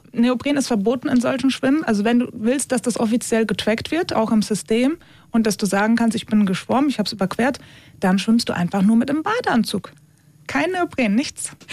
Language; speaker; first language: German; early bilingual, other home language; Turkish